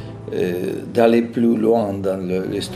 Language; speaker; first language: French; non-native, fluent; Russian